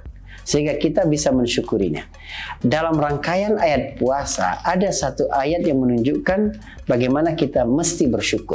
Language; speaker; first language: Indonesian; native; Indonesian